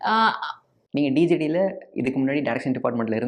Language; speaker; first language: Tamil; native; Tamil